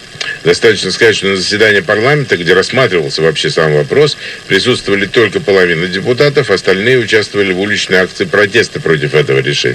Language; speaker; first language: Russian; native; Russian